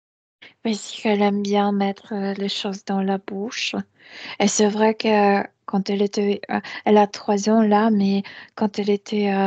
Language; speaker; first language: French; non-native, fluent; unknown